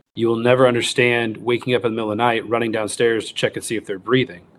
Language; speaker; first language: English; native; English